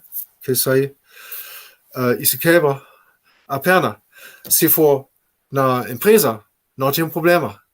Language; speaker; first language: Portuguese; non-native, fluent; German